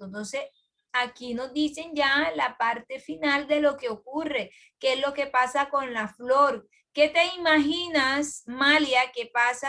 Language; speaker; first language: Spanish; native; Spanish